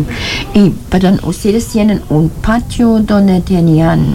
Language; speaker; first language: Spanish; non-native, learner; German